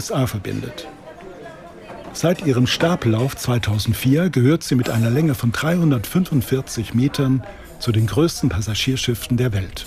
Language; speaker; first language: German; native; German